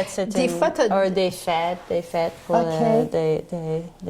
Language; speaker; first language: French; non-native, learner; English